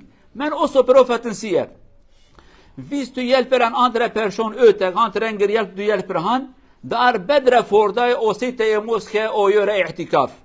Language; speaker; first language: Swedish; non-native, learner; Kurdish